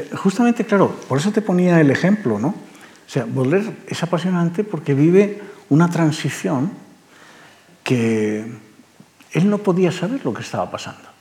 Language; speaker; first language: Spanish; native; Spanish